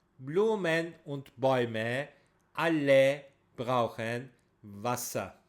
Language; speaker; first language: German; non-native, fluent; Turkish